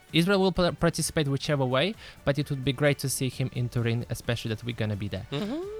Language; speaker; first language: English; early bilingual, other home language; Lithuanian